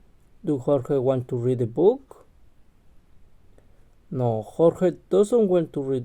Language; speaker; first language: English; non-native, learner; Spanish